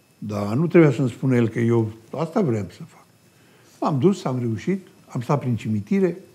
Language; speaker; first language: Romanian; native; Romanian